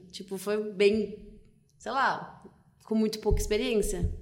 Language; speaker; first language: Portuguese; non-native, fluent; French